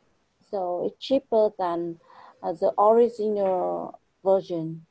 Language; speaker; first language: English; non-native, fluent; Vietnamese